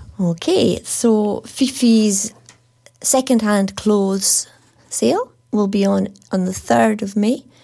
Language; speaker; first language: English; native; English